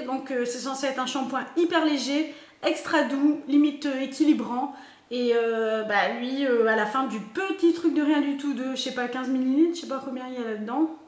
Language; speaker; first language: French; native; French